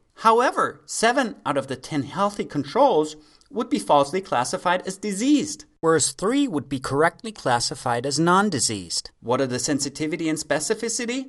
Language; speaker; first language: English; native; English